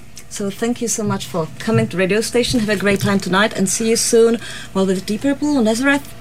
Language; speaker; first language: English; non-native, fluent; Czech